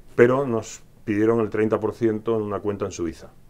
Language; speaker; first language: Spanish; native; Spanish